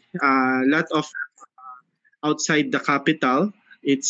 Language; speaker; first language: English; non-native, local second language; Filipino